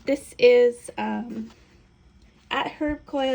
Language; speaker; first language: English; native; English